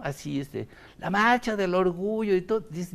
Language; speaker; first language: Spanish; native; Spanish